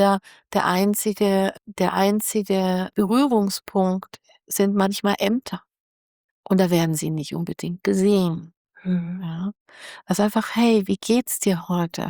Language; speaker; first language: German; native; German